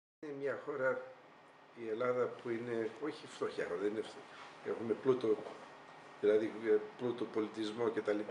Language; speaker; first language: Greek; early bilingual, heritage; Greek